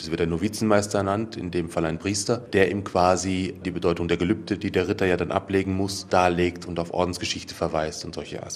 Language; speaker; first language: German; native; German